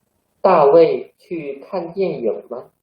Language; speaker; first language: Chinese; non-native, fluent; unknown